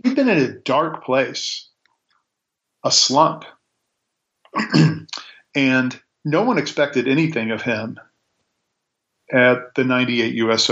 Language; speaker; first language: English; native; English